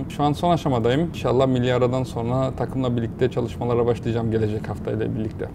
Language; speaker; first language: Turkish; early bilingual, heritage; Turkish